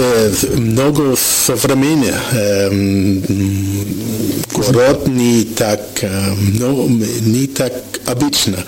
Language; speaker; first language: Russian; non-native, learner; French